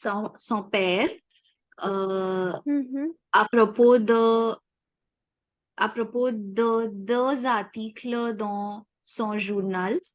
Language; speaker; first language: French; non-native, learner; Hindi